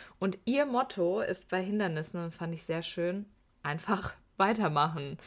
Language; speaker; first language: German; early bilingual, other home language; Persian